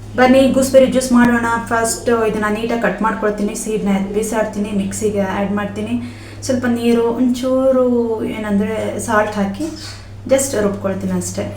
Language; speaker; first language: Kannada; non-native, local second language; Konkani